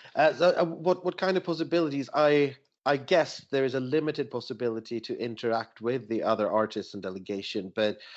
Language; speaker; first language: English; non-native, fluent; Swedish